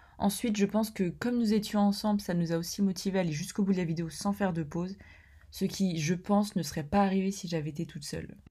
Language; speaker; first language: French; native; French